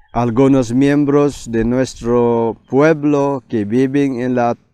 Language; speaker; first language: Spanish; non-native, fluent; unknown